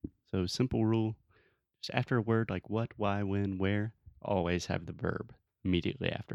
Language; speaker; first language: English; native; English